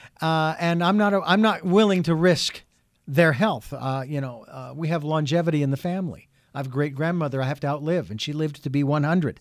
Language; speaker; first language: English; native; English